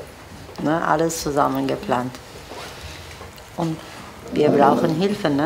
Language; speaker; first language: German; non-native, learner; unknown